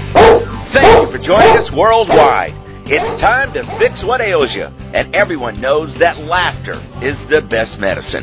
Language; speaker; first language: English; native; English